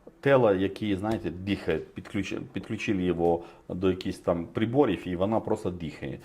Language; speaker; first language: Ukrainian; non-native, fluent; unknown